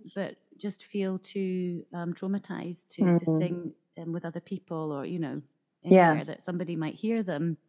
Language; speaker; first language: English; native; English